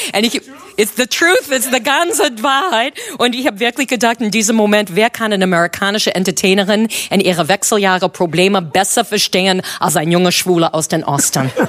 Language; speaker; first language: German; non-native, fluent; English